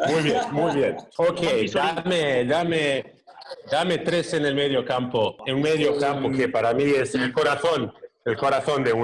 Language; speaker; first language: Spanish; non-native, fluent; Croatian